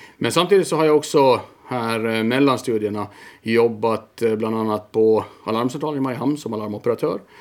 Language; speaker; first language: Swedish; native; Swedish